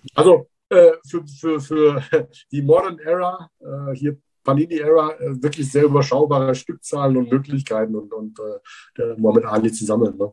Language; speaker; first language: German; early bilingual, other home language; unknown